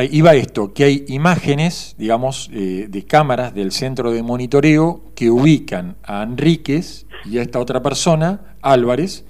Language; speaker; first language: Spanish; native; Spanish